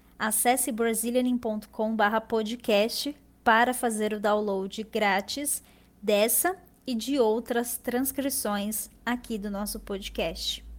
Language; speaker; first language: Portuguese; native; Portuguese